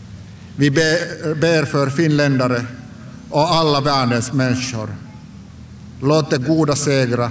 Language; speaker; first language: Swedish; non-native, local second language; Finnish